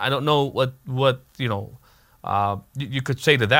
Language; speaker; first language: English; early bilingual, other home language; Spanish